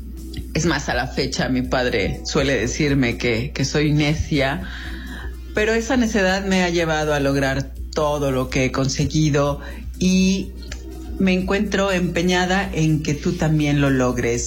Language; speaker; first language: Spanish; native; Spanish